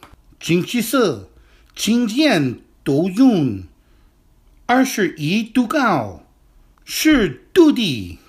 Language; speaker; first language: Chinese; non-native, learner; English